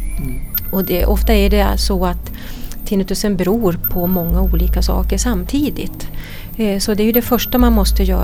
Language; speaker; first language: Swedish; native; Swedish